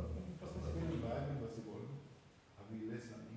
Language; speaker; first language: German; non-native, learner; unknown